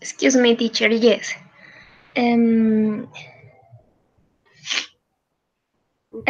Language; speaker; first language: English; non-native, learner; Spanish